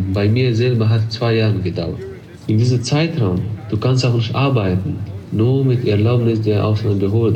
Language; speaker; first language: German; non-native, fluent; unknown